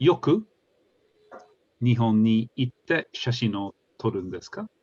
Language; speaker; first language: Japanese; non-native, fluent; English